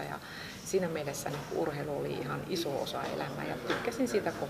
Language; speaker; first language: Finnish; native; Finnish